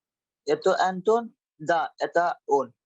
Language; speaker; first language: Russian; non-native, learner; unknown